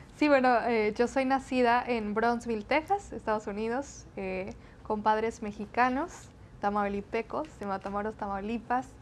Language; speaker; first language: Spanish; native; Spanish